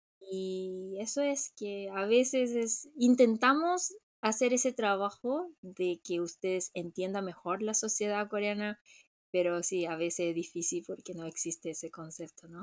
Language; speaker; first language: Spanish; non-native, fluent; Korean